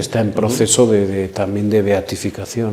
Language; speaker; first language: Spanish; native; Spanish